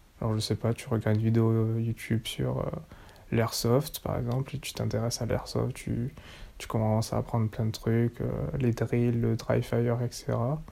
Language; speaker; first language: French; native; French